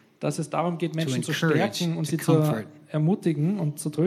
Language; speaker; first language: German; native; German